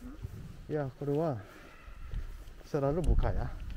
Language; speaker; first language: Japanese; non-native, learner; Indonesian